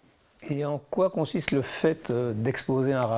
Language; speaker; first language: French; native; French